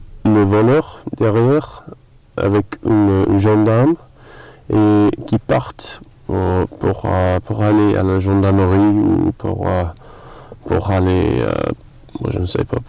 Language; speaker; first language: French; non-native, learner; English